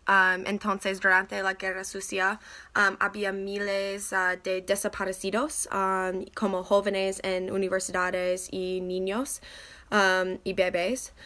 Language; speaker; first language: Spanish; non-native, learner; English